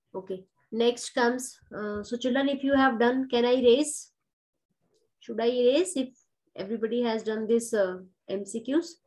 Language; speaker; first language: English; non-native, local second language; Hindi